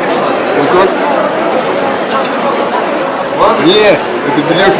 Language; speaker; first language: Russian; native; Russian